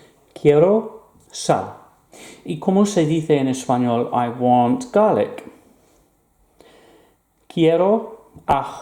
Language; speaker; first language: Spanish; non-native, fluent; English